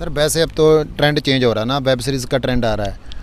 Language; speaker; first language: Hindi; non-native, local second language; Punjabi